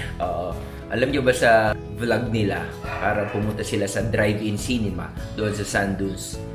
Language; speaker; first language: Filipino; non-native, local second language; Iloko